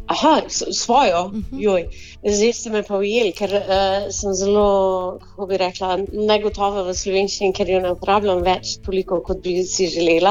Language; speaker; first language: Slovenian; early bilingual, heritage; Slovenian